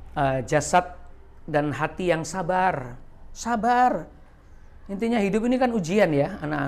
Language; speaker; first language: Indonesian; native; Indonesian